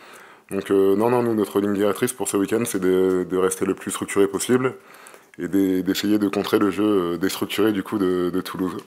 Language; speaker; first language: French; native; French